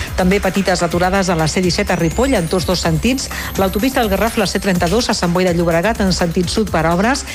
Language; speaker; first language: Catalan; native; Catalan